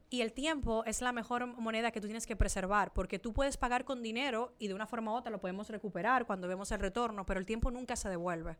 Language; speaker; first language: Spanish; native; Spanish